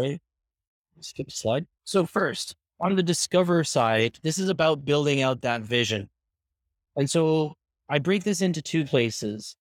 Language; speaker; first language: English; native; English